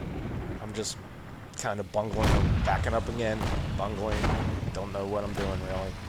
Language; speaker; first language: English; native; English